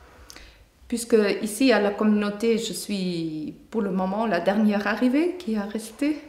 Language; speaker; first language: French; non-native, fluent; German